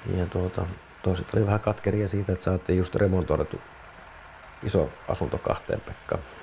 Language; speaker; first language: Finnish; native; Finnish